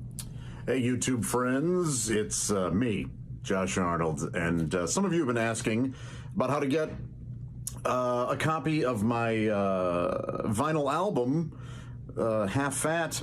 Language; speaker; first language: English; native; English